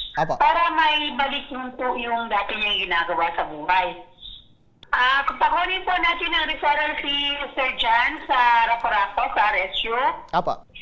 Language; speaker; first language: Filipino; non-native, local second language; Bikol